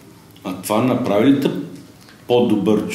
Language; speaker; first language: Bulgarian; native; Bulgarian